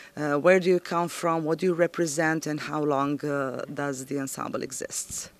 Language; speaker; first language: English; non-native, fluent; Serbian